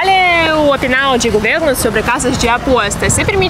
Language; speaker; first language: Portuguese; non-native, learner; Russian